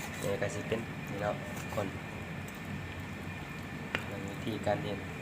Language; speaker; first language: Thai; non-native, local second language; Northeastern Thai